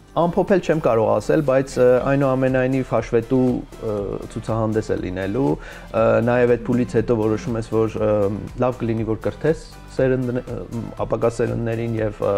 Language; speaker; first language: Armenian; early bilingual, heritage; Armenian